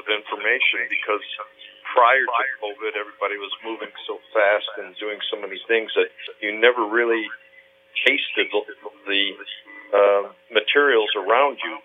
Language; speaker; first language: English; native; English